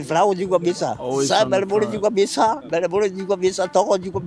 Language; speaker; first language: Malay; non-native, local second language; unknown